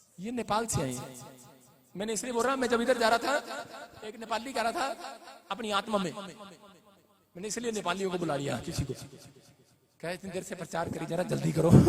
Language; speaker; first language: Hindi; non-native, local second language; Punjabi